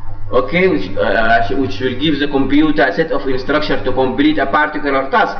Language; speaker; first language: English; non-native, fluent; Arabic